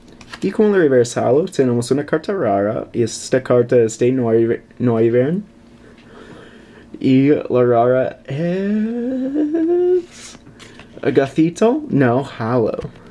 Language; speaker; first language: Spanish; non-native, learner; English